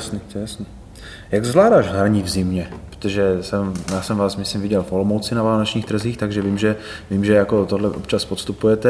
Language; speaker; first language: Czech; native; Czech